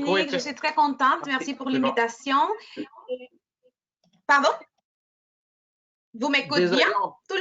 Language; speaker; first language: French; non-native, fluent; Spanish